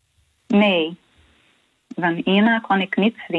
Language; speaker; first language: Dutch; non-native, learner; Portuguese